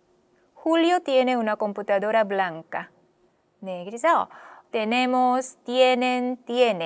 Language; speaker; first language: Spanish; non-native, fluent; Korean